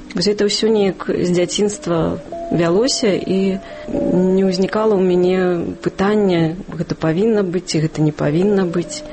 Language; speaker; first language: Belarusian; non-native, local second language; Russian